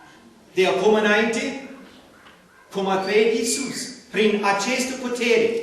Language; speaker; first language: Romanian; non-native, learner; English